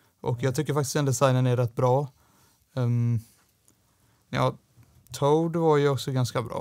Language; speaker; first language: Swedish; native; Swedish